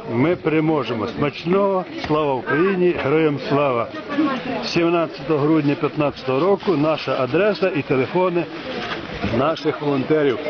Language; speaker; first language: Ukrainian; native; Ukrainian